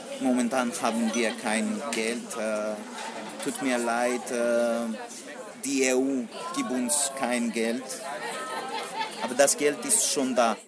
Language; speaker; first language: German; non-native, learner; Greek